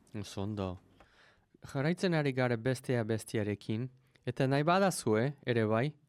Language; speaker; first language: Basque; non-native, learner; English